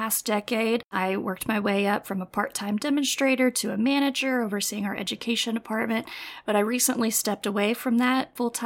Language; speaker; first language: English; native; English